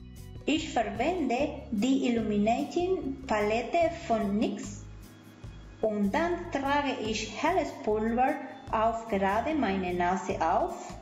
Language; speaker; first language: German; non-native, fluent; Spanish